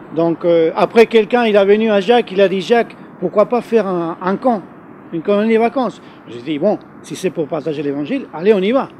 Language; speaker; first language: French; non-native, fluent; Spanish